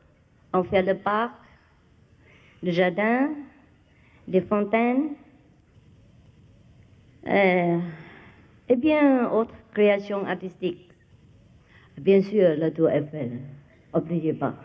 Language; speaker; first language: French; non-native, fluent; Vietnamese